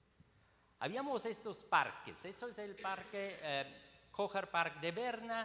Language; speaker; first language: Spanish; non-native, learner; Swiss German